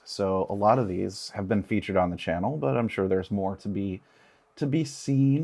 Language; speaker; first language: English; native; English